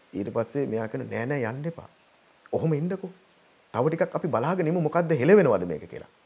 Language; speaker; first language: Sinhala; native; Sinhala